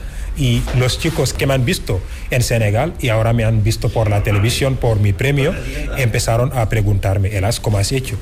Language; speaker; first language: Spanish; non-native, fluent; Wolof